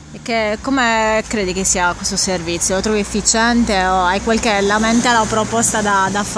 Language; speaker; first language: Italian; native; Italian